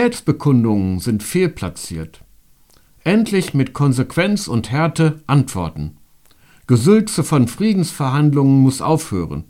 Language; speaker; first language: German; native; German